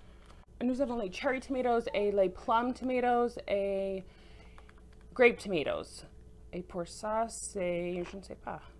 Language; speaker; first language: French; non-native, fluent; English